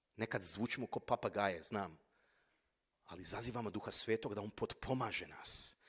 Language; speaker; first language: Croatian; early bilingual, heritage; Croatian